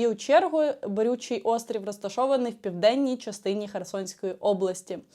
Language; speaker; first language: Ukrainian; native; Ukrainian